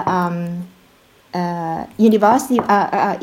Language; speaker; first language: English; non-native, learner; Japanese